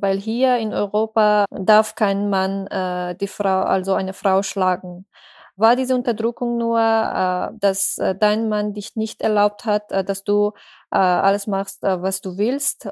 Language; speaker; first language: German; non-native, fluent; Persian